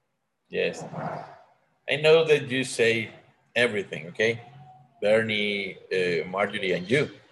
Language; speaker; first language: English; non-native, learner; Spanish